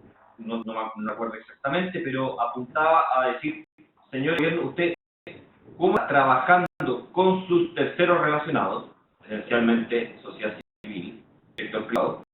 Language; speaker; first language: Spanish; native; Spanish